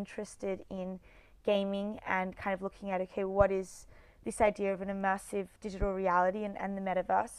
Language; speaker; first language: English; native; English